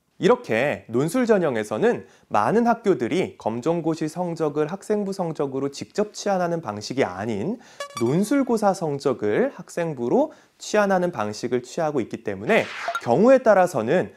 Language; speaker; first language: Korean; native; Korean